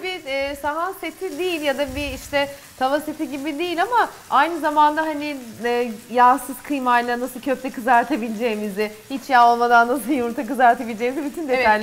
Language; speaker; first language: Turkish; native; Turkish